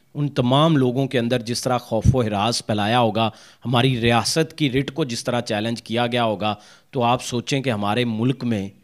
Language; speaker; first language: Urdu; non-native, local second language; Punjabi